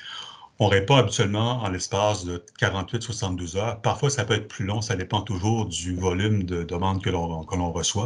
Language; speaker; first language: French; native; French